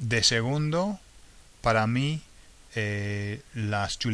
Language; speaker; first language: Spanish; non-native, learner; English